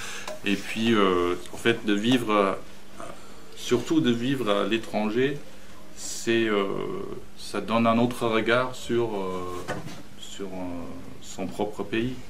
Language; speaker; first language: French; non-native, fluent; German